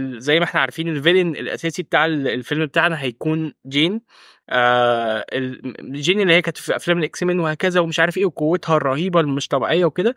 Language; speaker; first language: Arabic; native; Arabic